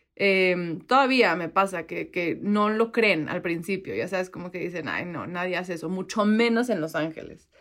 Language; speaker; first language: Spanish; native; Spanish